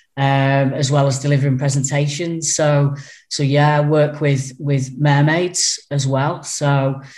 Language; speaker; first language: English; native; English